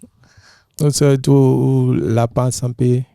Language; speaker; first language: Indonesian; non-native, fluent; English